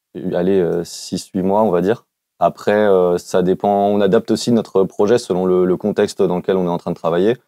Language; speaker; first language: French; native; French